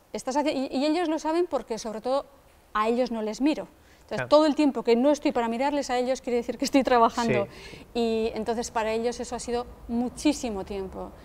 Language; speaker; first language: Spanish; native; Spanish